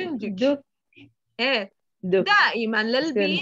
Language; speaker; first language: Arabic; native; Arabic